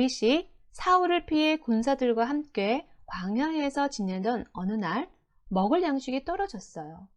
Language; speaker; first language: Korean; native; Korean